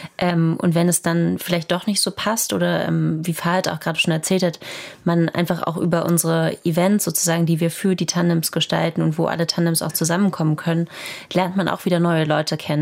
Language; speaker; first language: German; native; German